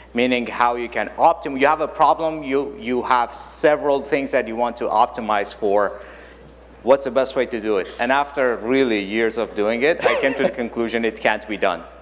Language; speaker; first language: English; non-native, fluent; German